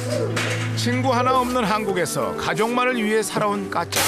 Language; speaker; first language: Korean; native; Korean